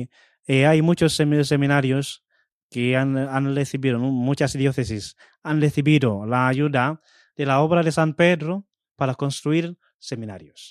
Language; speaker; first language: Spanish; non-native, fluent; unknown